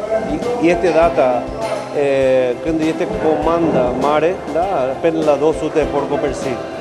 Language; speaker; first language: Romanian; non-native, learner; Spanish